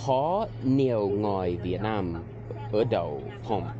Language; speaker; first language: Vietnamese; non-native, learner; English